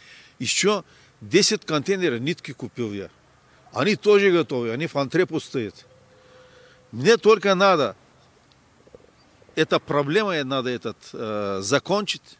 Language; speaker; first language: Russian; non-native, learner; Turkish